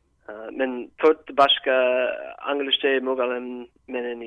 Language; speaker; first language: Kyrgyz; non-native, learner; English